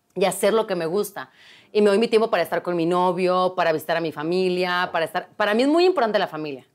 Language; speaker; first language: Spanish; native; Spanish